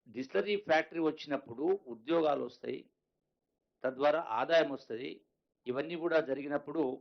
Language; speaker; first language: Telugu; native; Telugu